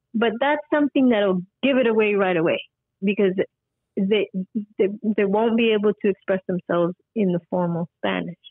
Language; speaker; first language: English; early bilingual, other home language; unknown